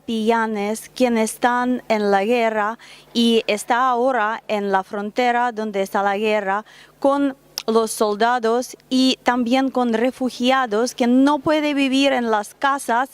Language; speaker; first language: Spanish; non-native, learner; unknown